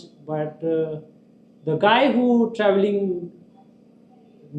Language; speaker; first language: English; non-native, local second language; Marathi